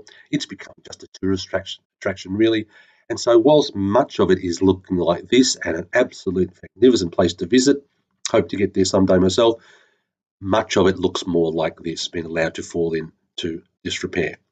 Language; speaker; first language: English; native; English